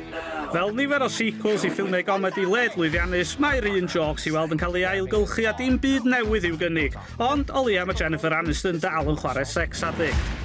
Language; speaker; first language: Welsh; native; Welsh